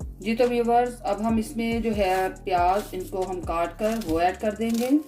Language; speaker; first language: Urdu; native; Urdu